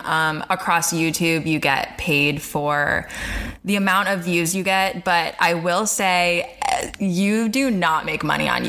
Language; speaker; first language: English; native; English